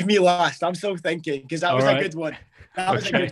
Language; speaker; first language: English; native; English